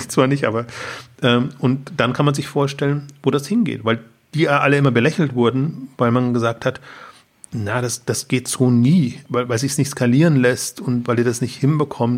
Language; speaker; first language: German; native; German